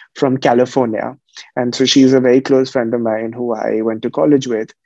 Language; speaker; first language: English; non-native, local second language; Hindi